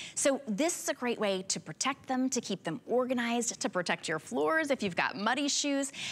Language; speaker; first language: English; native; English